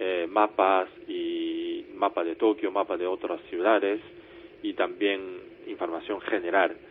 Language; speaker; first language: Spanish; non-native, fluent; Japanese